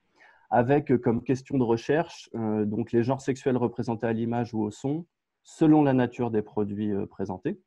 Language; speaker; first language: French; native; French